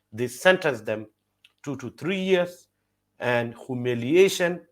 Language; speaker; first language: English; non-native, fluent; Burmese